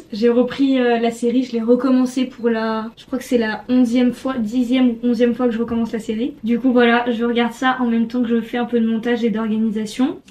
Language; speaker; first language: French; native; French